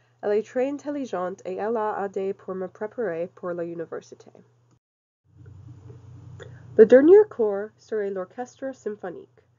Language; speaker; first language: French; non-native, learner; English